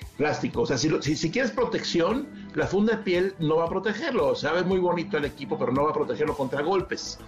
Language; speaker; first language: Spanish; native; Spanish